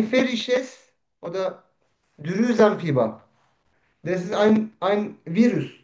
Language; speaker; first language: German; non-native, learner; Turkish